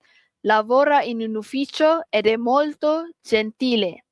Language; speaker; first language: Italian; non-native, learner; Malay